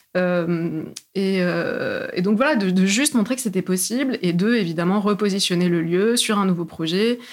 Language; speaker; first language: French; native; French